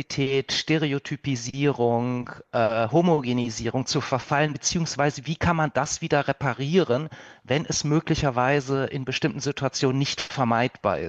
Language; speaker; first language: German; native; German